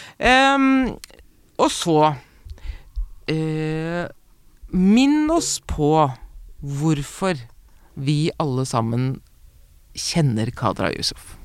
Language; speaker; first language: Norwegian; native; Norwegian